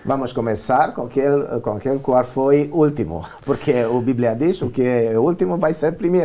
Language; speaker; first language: Portuguese; non-native, learner; Romanian